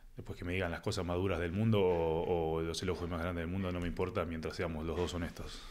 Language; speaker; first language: Spanish; native; Spanish